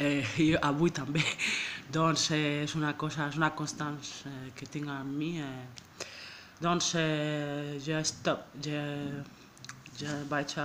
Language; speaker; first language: Catalan; non-native, learner; French